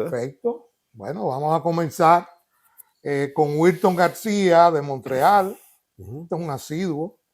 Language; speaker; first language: Spanish; native; Spanish